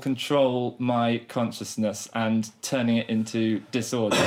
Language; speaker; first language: English; native; English